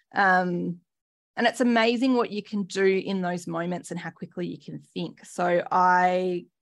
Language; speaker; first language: English; native; English